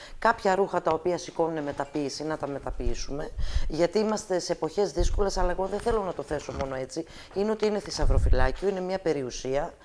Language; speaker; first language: Greek; early bilingual, heritage; Greek